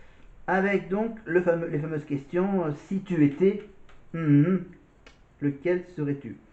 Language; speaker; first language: French; native; French